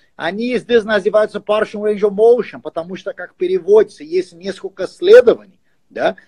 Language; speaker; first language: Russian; non-native, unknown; Portuguese